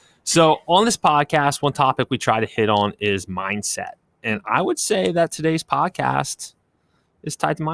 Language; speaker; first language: English; native; English